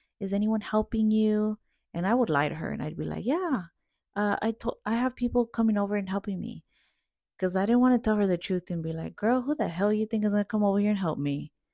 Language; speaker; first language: English; early bilingual, other home language; Spanish